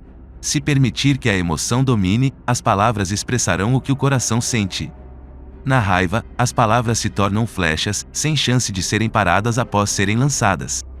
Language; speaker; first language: Portuguese; native; Portuguese